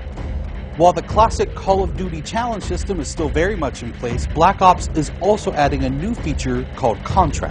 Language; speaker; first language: English; native; English